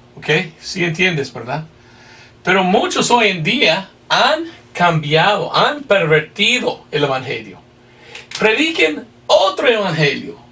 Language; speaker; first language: Spanish; non-native, fluent; English